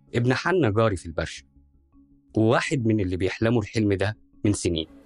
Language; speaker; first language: Arabic; native; Arabic